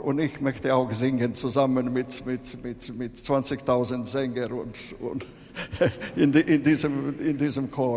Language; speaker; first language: German; non-native, fluent; Latvian